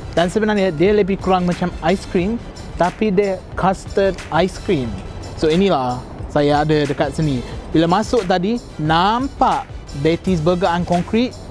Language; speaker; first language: Malay; non-native, fluent; English